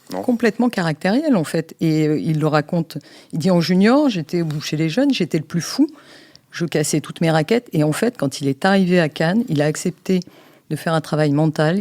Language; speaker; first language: French; native; French